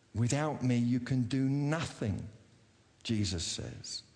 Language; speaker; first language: English; native; English